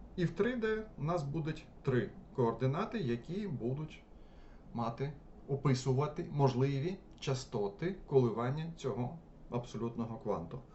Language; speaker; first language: Ukrainian; non-native, local second language; Russian